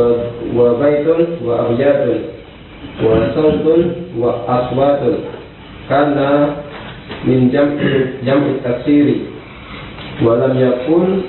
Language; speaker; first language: Arabic; non-native, learner; Indonesian